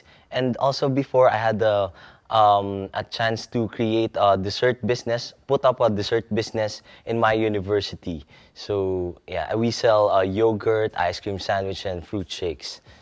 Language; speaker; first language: English; non-native, local second language; Filipino